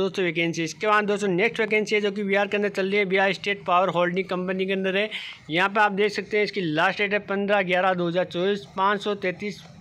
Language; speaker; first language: Hindi; native; Hindi